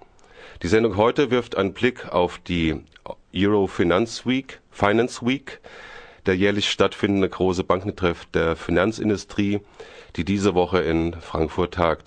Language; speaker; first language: German; native; German